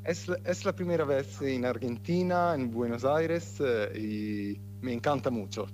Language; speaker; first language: Spanish; non-native, fluent; Italian